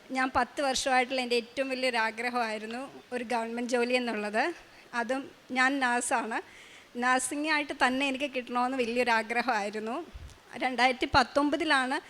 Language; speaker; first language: Malayalam; native; Malayalam